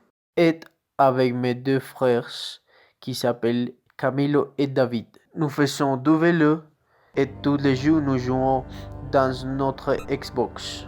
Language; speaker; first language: French; non-native, learner; Spanish